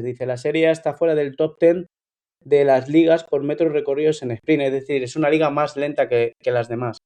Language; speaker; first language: Spanish; native; Spanish